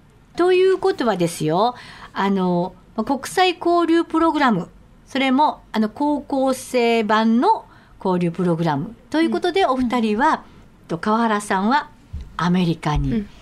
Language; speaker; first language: Japanese; native; Japanese